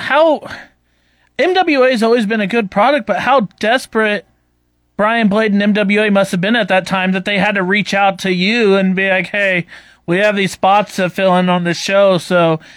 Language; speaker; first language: English; native; English